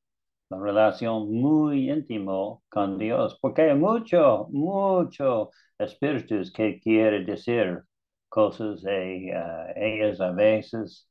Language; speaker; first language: Spanish; non-native, learner; English